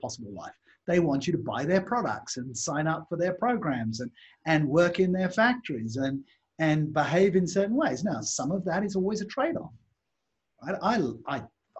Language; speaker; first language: English; native; English